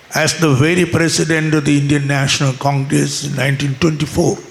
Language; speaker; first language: English; non-native, local second language; Malayalam